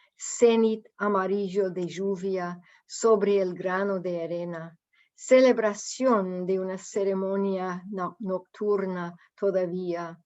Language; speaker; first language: Spanish; non-native, fluent; English